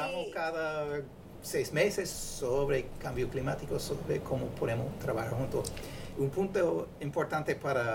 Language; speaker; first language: Spanish; non-native, fluent; English